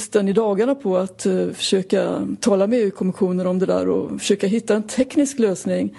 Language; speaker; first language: Swedish; native; Swedish